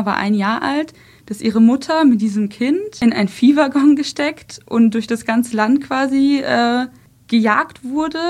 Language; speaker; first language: German; early bilingual, other home language; Russian